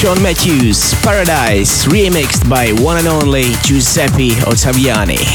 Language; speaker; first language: English; non-native, fluent; Slovak